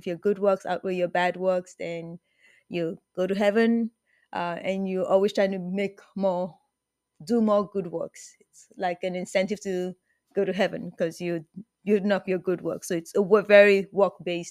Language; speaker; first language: English; non-native, local second language; Yoruba